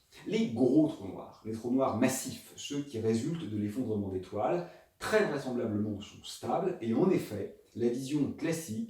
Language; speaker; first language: French; native; French